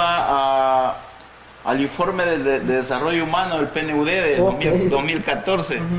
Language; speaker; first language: Spanish; native; Spanish